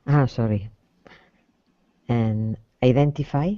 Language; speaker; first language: English; non-native, learner; Spanish